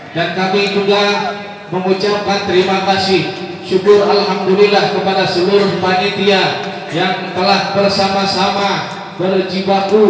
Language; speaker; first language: Indonesian; native; Indonesian